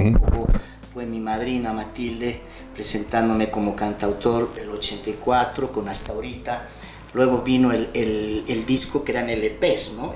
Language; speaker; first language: Spanish; native; Spanish